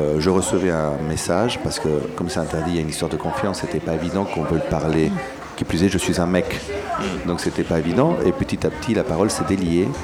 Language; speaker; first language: French; early bilingual, other home language; Spanish